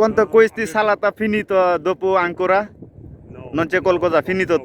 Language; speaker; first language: Italian; non-native, learner; Bangla